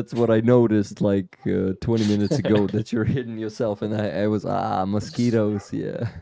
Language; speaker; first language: English; non-native, fluent; Ukrainian